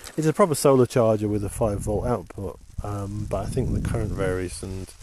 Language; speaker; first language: English; native; English